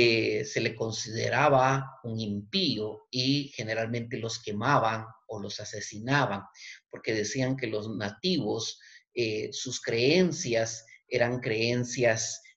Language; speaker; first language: Spanish; native; Spanish